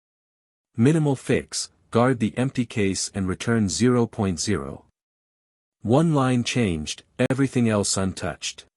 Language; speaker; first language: English; native; English